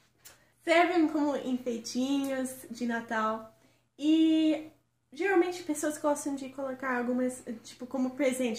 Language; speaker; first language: Portuguese; non-native, fluent; English